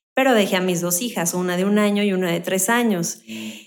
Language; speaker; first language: Spanish; native; Spanish